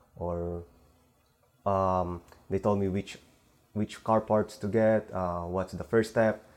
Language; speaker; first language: English; non-native, local second language; Filipino